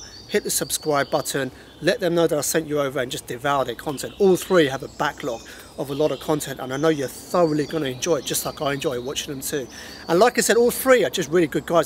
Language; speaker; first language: English; native; English